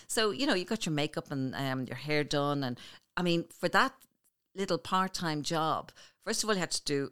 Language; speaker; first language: English; native; English